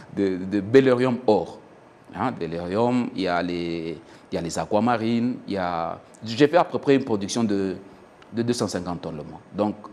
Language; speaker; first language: French; non-native, local second language; Swahili